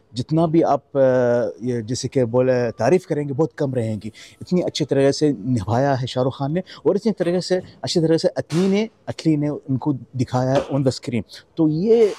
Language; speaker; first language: Hindi; non-native, fluent; Arabic